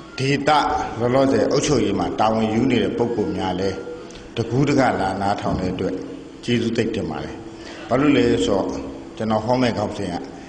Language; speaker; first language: Burmese; native; Burmese